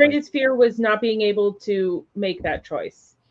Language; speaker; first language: English; native; English